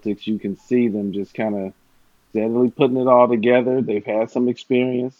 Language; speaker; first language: English; native; English